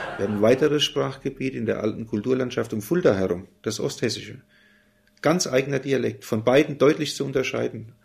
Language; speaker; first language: German; native; German